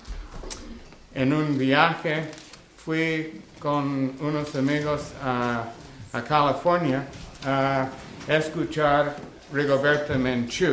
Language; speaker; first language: Spanish; non-native, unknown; English